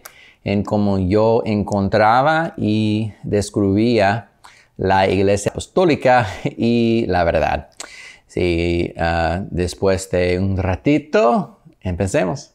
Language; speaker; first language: Spanish; non-native, learner; English